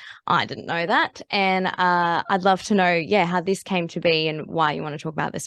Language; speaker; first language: English; native; English